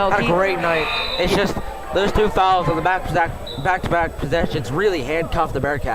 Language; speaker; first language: English; native; English